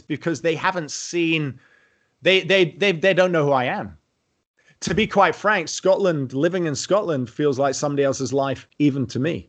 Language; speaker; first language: English; native; English